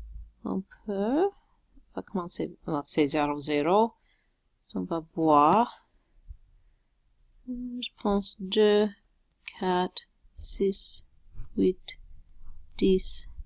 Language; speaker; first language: French; non-native, local second language; English